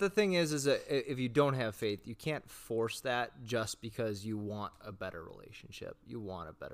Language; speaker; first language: English; native; English